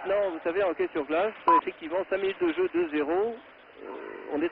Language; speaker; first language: French; native; French